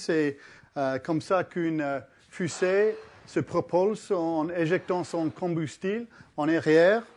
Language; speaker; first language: French; early bilingual, heritage; English